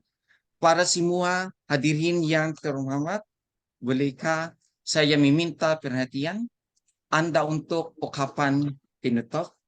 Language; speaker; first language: Indonesian; non-native, learner; Filipino